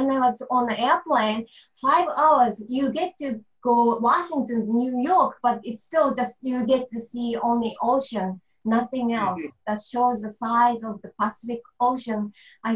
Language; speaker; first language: English; non-native, learner; Japanese